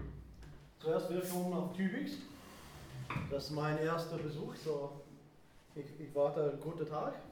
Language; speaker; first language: German; non-native, fluent; English